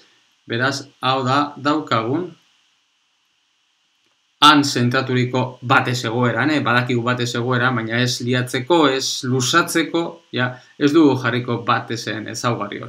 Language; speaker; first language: Basque; non-native, local second language; Spanish